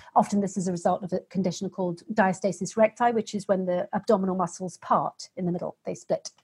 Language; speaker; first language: English; native; English